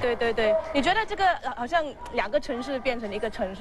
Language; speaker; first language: Chinese; non-native, fluent; English